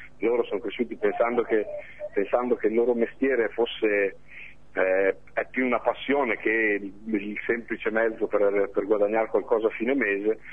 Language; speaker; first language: Italian; native; Italian